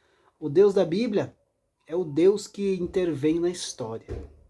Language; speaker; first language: Portuguese; native; Portuguese